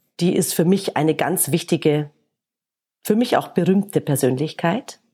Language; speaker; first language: German; native; German